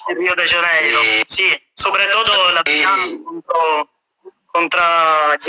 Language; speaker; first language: Spanish; non-native, fluent; Italian